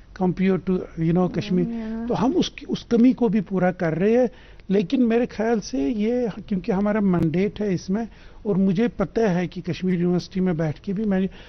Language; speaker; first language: Hindi; non-native, local second language; Kashmiri